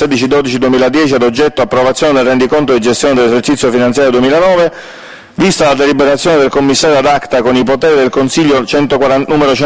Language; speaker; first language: Italian; native; Italian